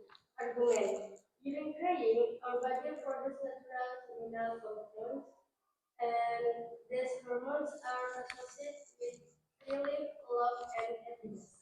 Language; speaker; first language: English; non-native, learner; Indonesian